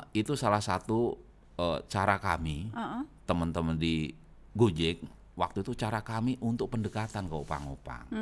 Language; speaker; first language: Indonesian; native; Indonesian